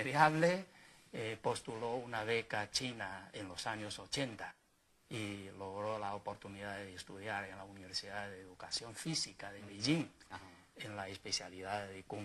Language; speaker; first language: Spanish; non-native, fluent; Chinese